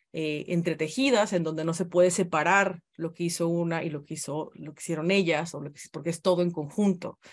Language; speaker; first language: Spanish; native; Spanish